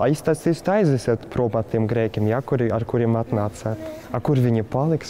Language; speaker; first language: Latvian; non-native, fluent; Russian